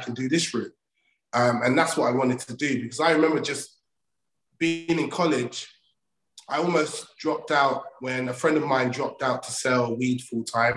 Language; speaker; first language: English; native; English